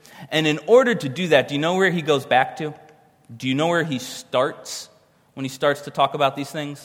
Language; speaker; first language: English; native; English